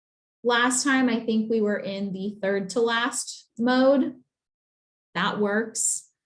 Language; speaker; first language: English; native; English